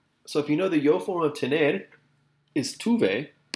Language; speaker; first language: English; native; English